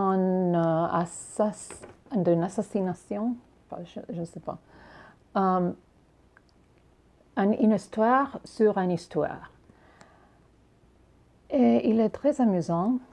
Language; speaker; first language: French; non-native, learner; English